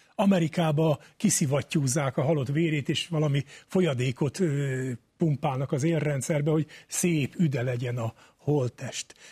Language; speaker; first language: Hungarian; native; Hungarian